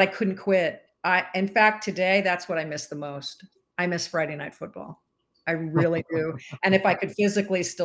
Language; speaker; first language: English; native; English